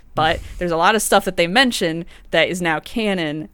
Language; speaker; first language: English; early bilingual, other home language; Spanish